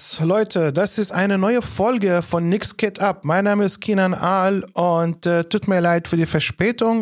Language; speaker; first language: German; non-native, fluent; Arabic